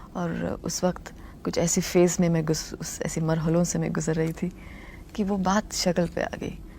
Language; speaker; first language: Hindi; non-native, local second language; Tamil